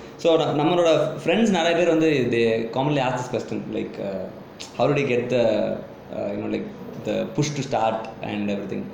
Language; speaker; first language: English; non-native, local second language; Tamil